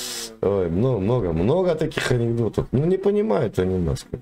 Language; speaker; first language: Russian; native; Russian